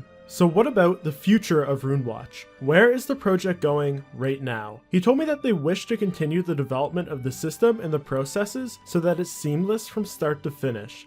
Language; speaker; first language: English; native; English